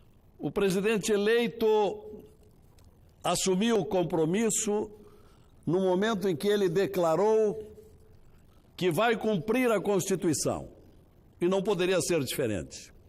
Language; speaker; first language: Portuguese; native; Portuguese